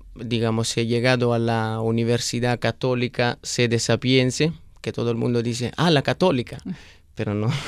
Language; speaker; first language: Spanish; non-native, fluent; Italian